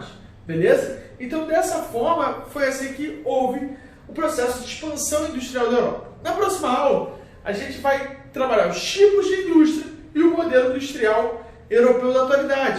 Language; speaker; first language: Portuguese; native; Portuguese